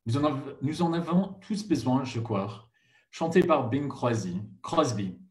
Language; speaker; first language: French; non-native, fluent; English